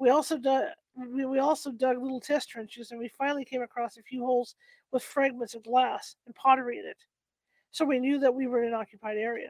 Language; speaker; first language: English; native; English